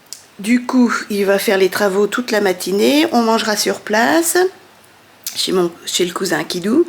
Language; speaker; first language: French; native; French